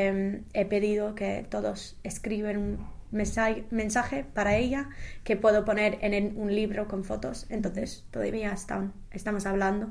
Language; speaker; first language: Spanish; non-native, fluent; English